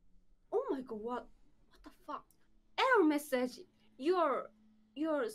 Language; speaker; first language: English; non-native, learner; Korean